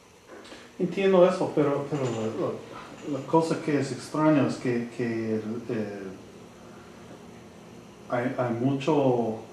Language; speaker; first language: Spanish; non-native, learner; English